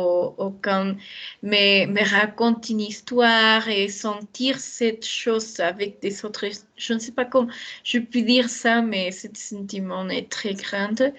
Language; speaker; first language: French; non-native, learner; Spanish